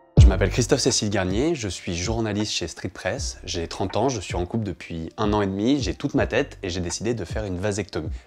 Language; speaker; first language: French; native; French